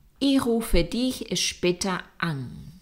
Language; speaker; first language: German; non-native, fluent; Spanish